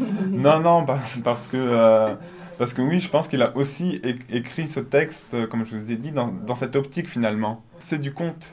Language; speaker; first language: French; native; French